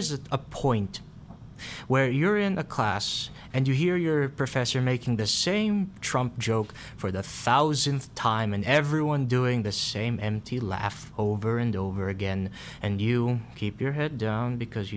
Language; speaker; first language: English; non-native, local second language; Filipino